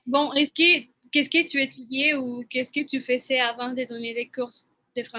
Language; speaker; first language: French; non-native, fluent; Spanish